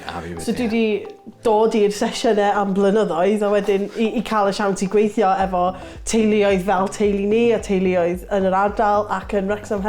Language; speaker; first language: Welsh; non-native, local second language; English